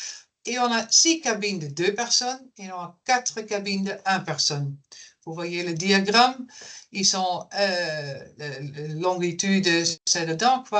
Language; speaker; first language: French; non-native, fluent; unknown